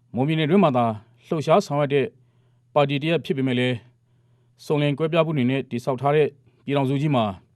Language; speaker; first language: Burmese; non-native, local second language; Mon